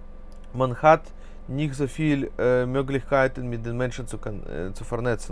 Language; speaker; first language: German; non-native, fluent; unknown